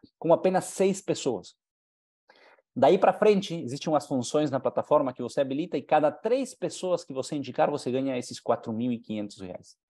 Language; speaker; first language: Portuguese; non-native, fluent; Spanish